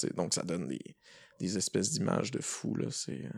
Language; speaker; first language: French; native; French